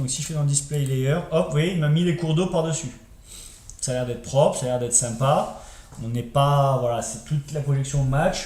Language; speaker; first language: French; native; French